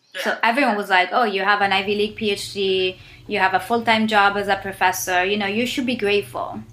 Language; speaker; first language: English; non-native, fluent; Italian